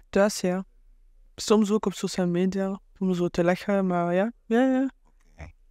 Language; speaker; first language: Dutch; non-native, local second language; French